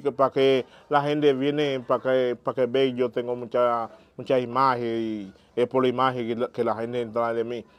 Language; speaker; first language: Spanish; non-native, fluent; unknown